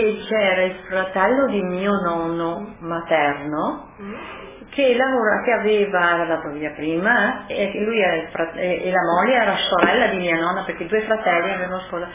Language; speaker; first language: Italian; early bilingual, other home language; French